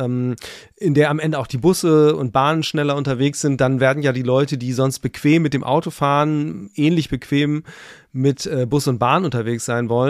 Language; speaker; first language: German; native; German